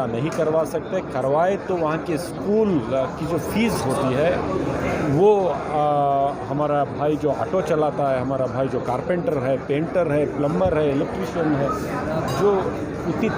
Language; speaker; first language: Urdu; native; Urdu